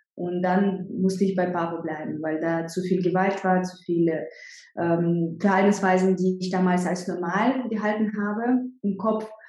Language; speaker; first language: German; non-native, fluent; Russian